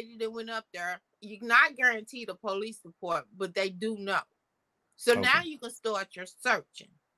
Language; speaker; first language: English; native; English